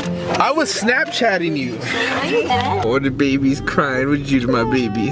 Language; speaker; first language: English; native; English